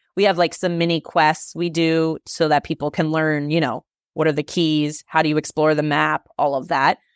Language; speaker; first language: English; native; English